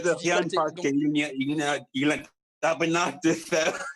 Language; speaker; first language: French; non-native, learner; English